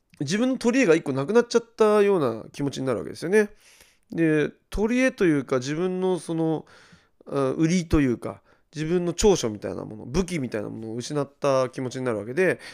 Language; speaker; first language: Japanese; native; Japanese